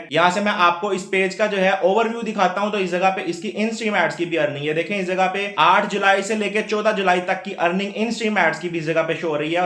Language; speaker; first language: Urdu; non-native, local second language; Punjabi